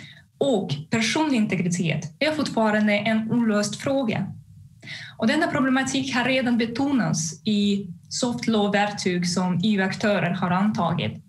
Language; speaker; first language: Swedish; non-native, fluent; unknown